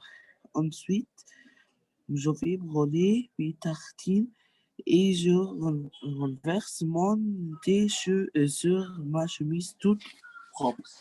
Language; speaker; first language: French; non-native, learner; Arabic